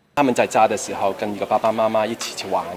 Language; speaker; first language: Chinese; non-native, local second language; Cantonese